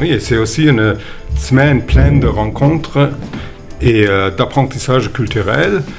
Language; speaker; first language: French; non-native, fluent; German